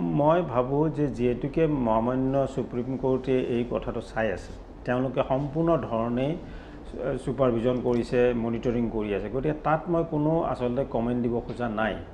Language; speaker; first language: Assamese; native; Assamese